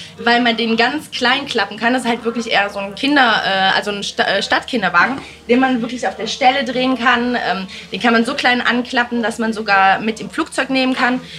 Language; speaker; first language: German; early bilingual, other home language; Italian